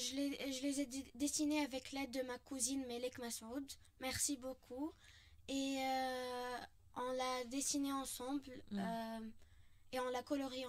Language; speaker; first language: French; non-native, local second language; Arabic